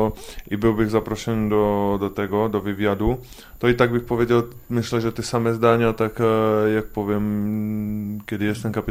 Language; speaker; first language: Polish; non-native, fluent; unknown